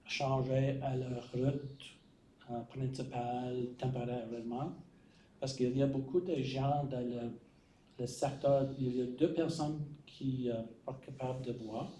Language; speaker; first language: French; non-native, learner; English